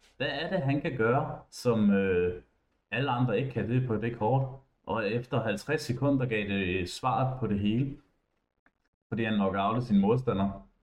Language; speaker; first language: Danish; native; Danish